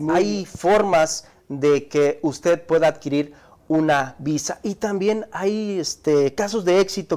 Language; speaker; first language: Spanish; native; Spanish